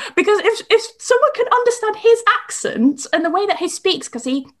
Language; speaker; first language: English; native; English